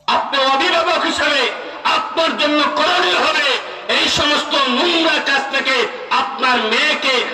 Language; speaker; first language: Bangla; non-native, local second language; Sylheti